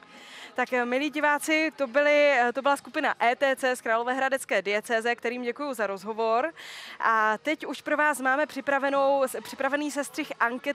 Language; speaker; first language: Czech; native; Czech